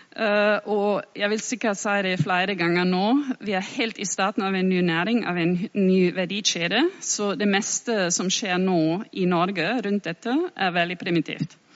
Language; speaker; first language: Norwegian; non-native, fluent; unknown